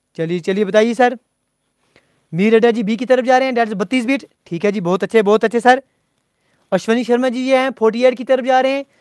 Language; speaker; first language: Hindi; non-native, local second language; Punjabi